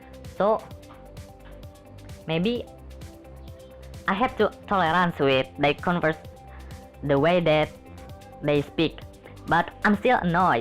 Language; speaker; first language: English; non-native, learner; Indonesian